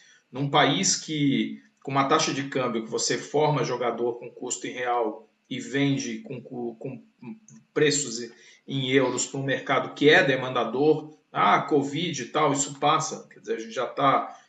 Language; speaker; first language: Portuguese; native; Portuguese